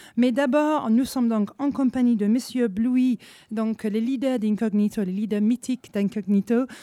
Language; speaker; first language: French; non-native, fluent; English